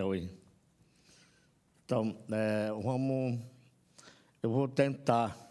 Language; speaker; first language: Portuguese; non-native, local second language; Yanomámi